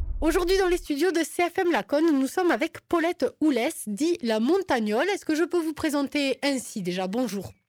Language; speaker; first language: French; native; French